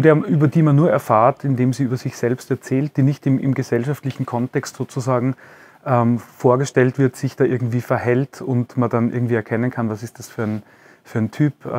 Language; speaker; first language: German; native; German